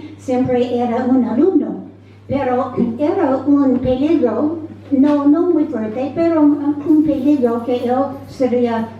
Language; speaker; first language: Spanish; non-native, fluent; English